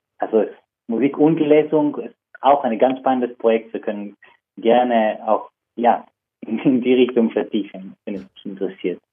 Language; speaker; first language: German; non-native, fluent; Hebrew